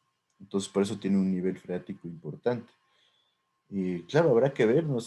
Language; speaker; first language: Spanish; native; Spanish